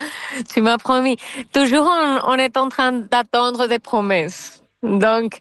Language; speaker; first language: French; non-native, fluent; Spanish